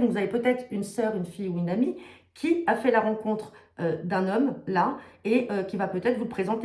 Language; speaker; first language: French; native; French